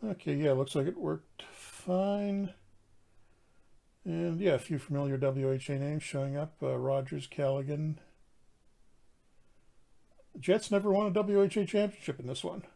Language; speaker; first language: English; native; English